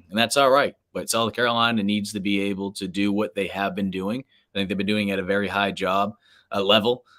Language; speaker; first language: English; native; English